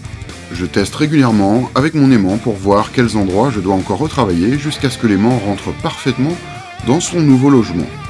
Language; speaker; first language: French; native; French